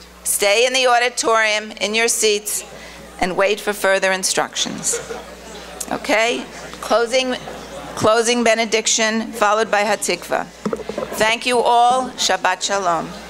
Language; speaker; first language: English; native; English